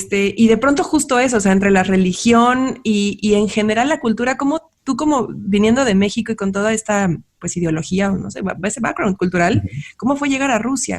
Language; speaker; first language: Spanish; native; Spanish